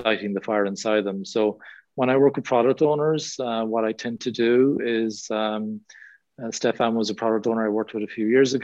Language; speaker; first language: English; native; English